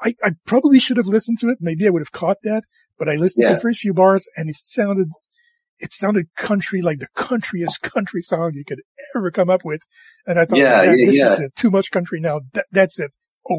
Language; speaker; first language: English; native; English